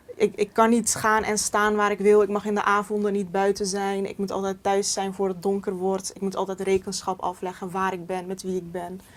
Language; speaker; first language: Dutch; early bilingual, other home language; Turkish